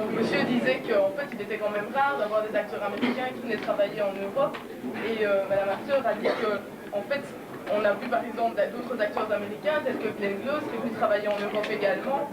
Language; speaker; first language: French; native; French